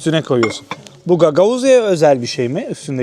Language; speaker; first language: Turkish; native; Turkish